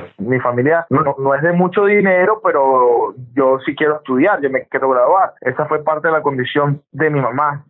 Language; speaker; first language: Spanish; native; Spanish